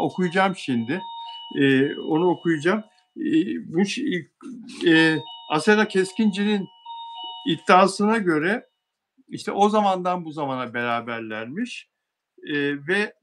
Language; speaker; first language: Turkish; native; Turkish